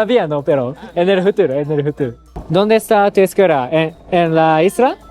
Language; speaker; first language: Spanish; non-native, learner; Japanese